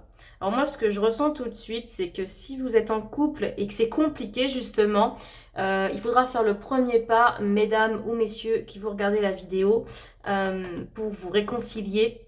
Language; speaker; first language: French; native; French